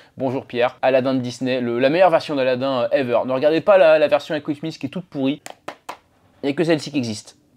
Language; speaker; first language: French; native; French